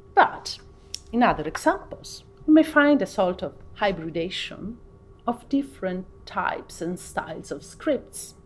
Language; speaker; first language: English; non-native, fluent; Italian